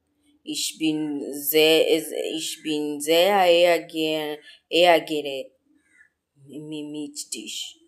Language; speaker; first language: German; non-native, learner; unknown